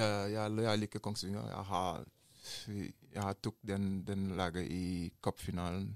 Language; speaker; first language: Norwegian; non-native, learner; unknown